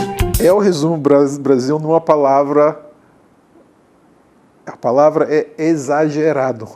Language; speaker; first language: Portuguese; non-native, fluent; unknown